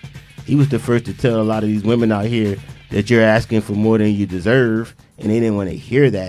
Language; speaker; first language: English; native; English